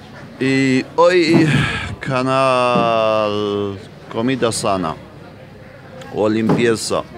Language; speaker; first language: Spanish; non-native, fluent; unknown